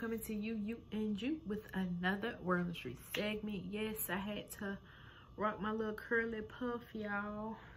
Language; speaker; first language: English; native; English